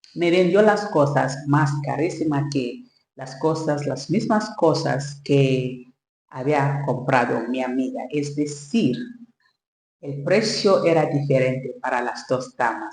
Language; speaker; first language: Spanish; non-native, learner; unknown